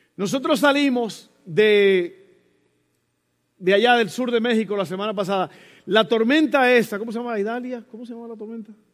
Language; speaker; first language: Spanish; early bilingual, heritage; Spanish